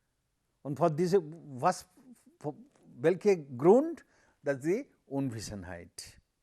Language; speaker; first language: German; non-native, learner; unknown